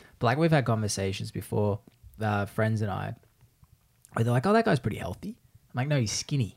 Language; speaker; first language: English; native; English